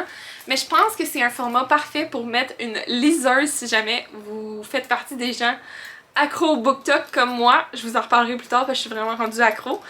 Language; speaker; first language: French; native; French